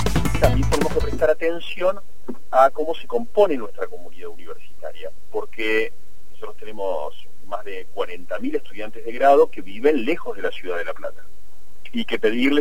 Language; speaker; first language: Spanish; native; Spanish